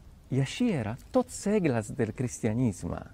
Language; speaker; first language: Catalan; non-native, fluent; Polish